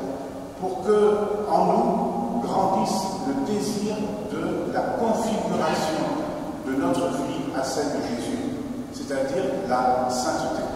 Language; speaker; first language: French; native; French